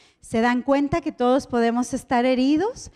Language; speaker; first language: Spanish; native; Spanish